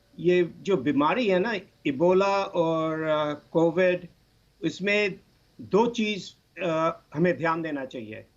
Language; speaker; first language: Hindi; non-native, local second language; Bangla